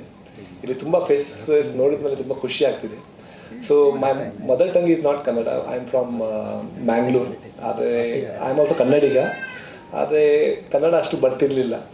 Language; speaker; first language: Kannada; non-native, local second language; Tulu